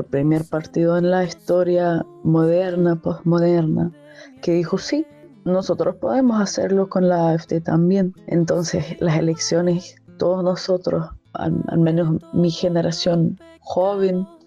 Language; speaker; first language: Spanish; non-native, fluent; German